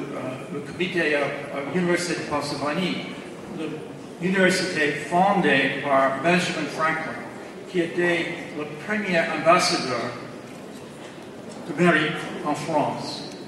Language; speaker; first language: French; non-native, fluent; English